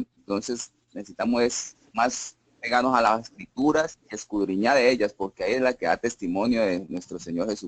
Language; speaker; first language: Spanish; native; Spanish